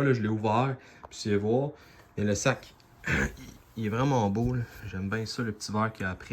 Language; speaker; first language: French; native; French